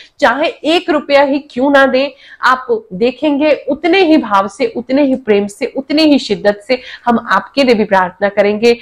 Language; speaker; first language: Hindi; native; Hindi